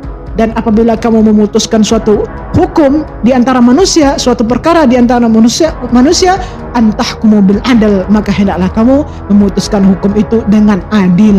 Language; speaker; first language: Indonesian; native; Indonesian